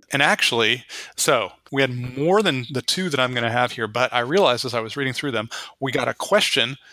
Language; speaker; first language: English; native; English